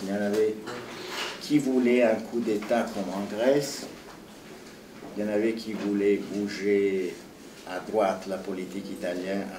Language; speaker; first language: French; non-native, fluent; Italian